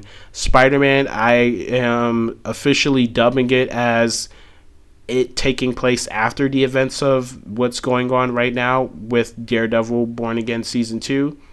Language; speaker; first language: English; native; English